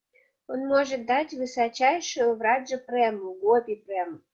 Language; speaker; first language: Russian; native; Russian